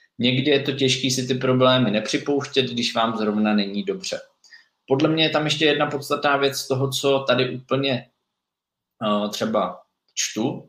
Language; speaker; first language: Czech; native; Czech